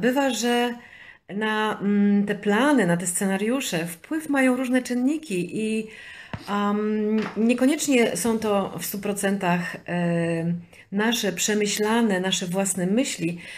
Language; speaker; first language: Polish; native; Polish